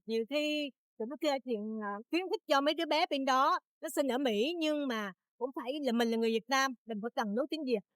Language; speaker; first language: Vietnamese; native; Vietnamese